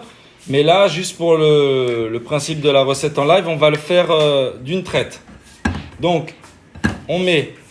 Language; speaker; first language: French; native; French